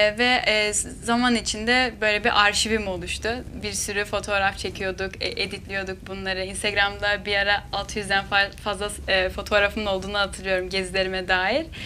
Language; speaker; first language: Turkish; native; Turkish